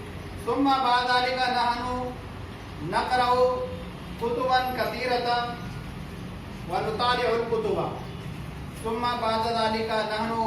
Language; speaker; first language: Arabic; non-native, fluent; Urdu